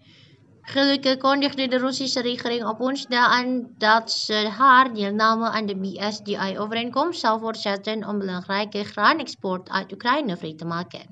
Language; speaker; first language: Dutch; non-native, fluent; Indonesian